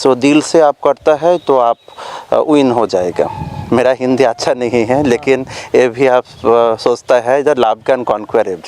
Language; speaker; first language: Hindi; non-native, local second language; Bangla